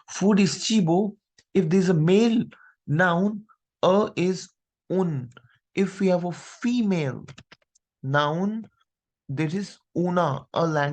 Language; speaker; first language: English; non-native, local second language; Hindi